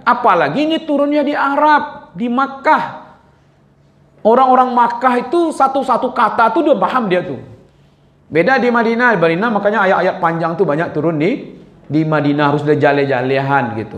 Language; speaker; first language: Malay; non-native, local second language; Minangkabau